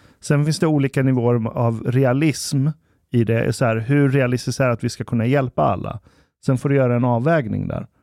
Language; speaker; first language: Swedish; early bilingual, other home language; Persian